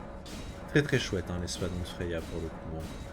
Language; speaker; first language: French; native; French